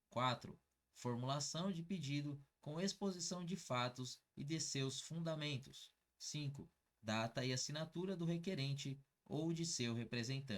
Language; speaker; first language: Portuguese; native; Portuguese